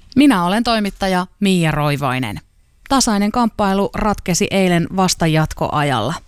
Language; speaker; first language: Finnish; native; Finnish